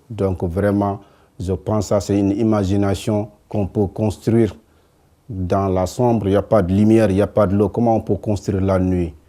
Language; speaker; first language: French; non-native, local second language; Wolof